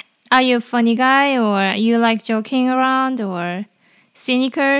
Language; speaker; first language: English; non-native, fluent; Korean